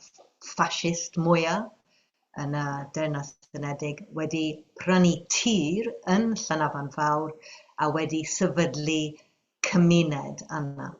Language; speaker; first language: Welsh; non-native, fluent; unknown